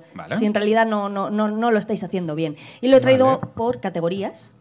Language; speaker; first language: Spanish; native; Spanish